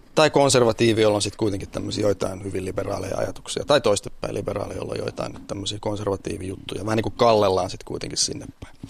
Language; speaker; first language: Finnish; native; Finnish